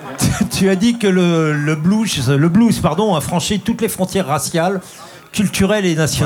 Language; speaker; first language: French; native; French